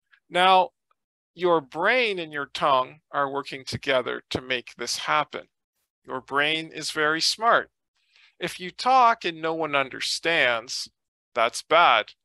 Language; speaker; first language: English; native; English